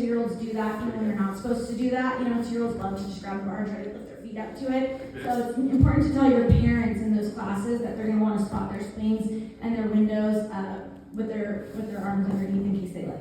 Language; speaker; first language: English; native; English